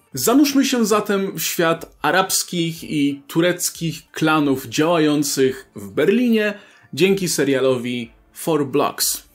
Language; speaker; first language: Polish; native; Polish